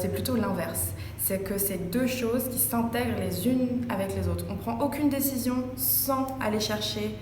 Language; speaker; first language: French; native; French